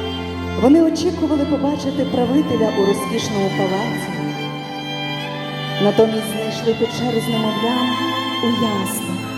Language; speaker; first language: Ukrainian; native; Ukrainian